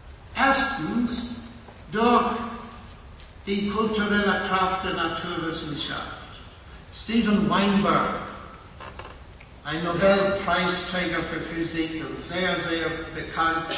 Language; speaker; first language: German; non-native, fluent; English